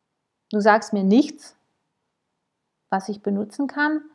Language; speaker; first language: German; non-native, fluent; French